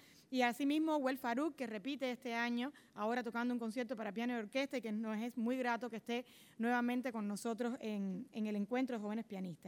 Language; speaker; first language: Spanish; native; Spanish